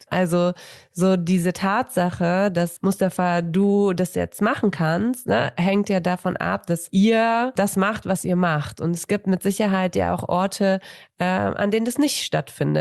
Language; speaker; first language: German; native; German